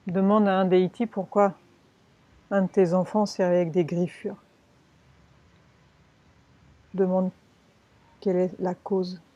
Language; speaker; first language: French; native; French